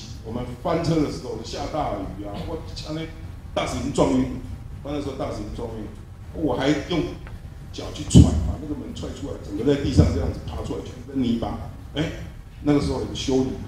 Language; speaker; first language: Chinese; native; Chinese